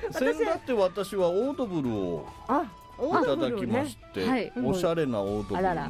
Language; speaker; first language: Japanese; native; Japanese